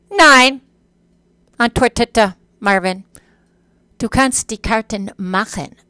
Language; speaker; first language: German; non-native, fluent; English